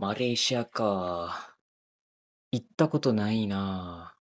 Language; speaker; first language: Japanese; non-native, learner; Malay